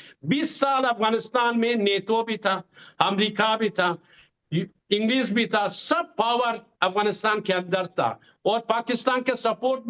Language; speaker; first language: Hindi; non-native, fluent; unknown